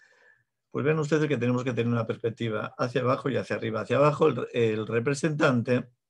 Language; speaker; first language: Spanish; native; Spanish